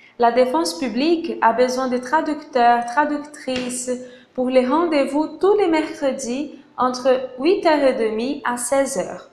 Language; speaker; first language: French; non-native, fluent; Portuguese